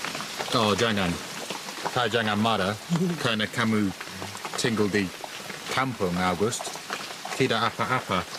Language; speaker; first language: Indonesian; non-native, learner; English